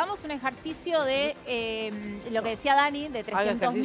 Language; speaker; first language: Spanish; native; Spanish